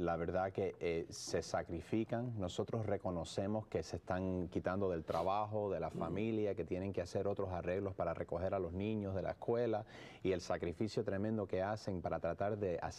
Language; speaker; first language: Spanish; early bilingual, heritage; Spanish